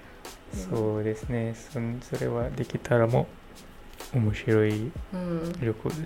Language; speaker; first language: Japanese; non-native, learner; English